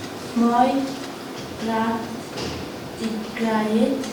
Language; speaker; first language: Russian; non-native, learner; Mongolian